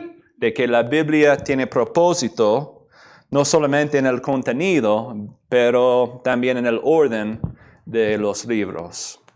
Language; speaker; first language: Spanish; non-native, fluent; English